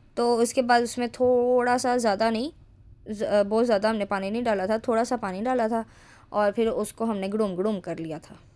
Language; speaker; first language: Urdu; native; Urdu